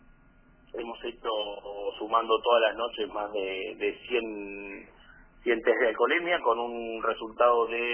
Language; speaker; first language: Spanish; native; Spanish